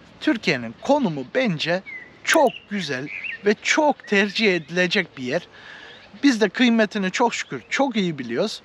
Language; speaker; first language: Turkish; early bilingual, heritage; Turkish